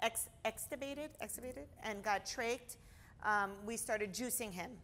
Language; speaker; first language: English; native; English